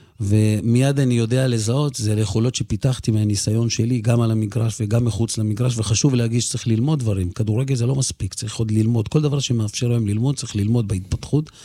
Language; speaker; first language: Hebrew; early bilingual, other home language; Russian